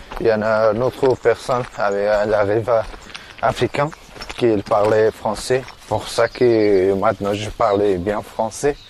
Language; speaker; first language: French; non-native, learner; Persian